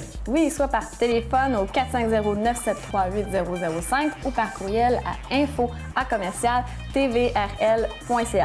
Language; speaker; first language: French; native; French